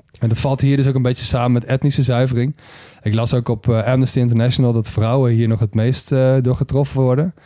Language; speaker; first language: Dutch; native; Dutch